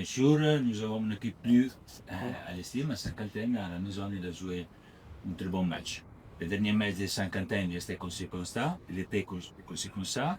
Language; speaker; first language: French; non-native, learner; Italian